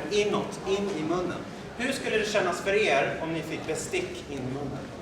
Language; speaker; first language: Swedish; native; Swedish